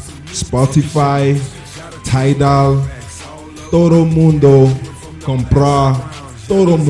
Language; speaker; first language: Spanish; non-native, learner; English